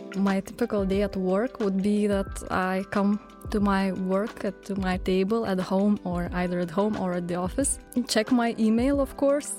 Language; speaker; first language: English; non-native, fluent; Lithuanian